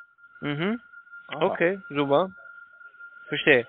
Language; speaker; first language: German; non-native, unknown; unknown